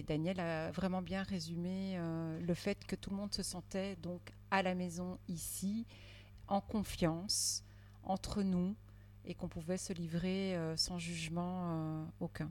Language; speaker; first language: French; native; French